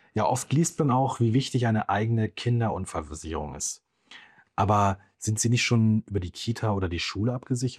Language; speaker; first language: German; native; German